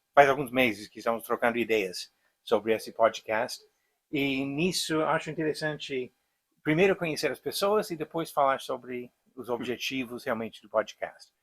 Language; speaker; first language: Portuguese; non-native, fluent; English